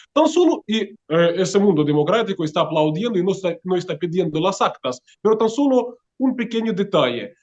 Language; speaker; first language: Spanish; non-native, fluent; Russian